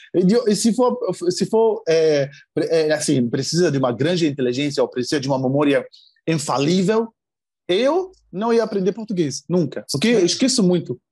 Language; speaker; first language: Portuguese; non-native, fluent; Arabic